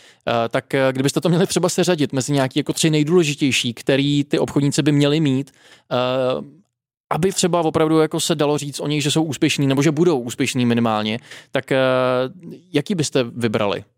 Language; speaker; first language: Czech; native; Czech